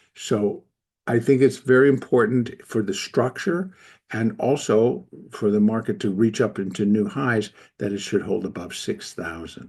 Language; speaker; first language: English; native; English